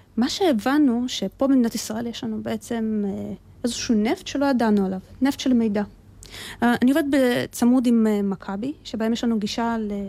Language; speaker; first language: Hebrew; early bilingual, other home language; Russian